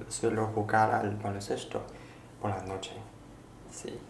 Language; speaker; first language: Spanish; non-native, learner; Chinese